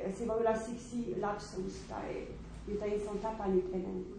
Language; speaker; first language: Finnish; non-native, learner; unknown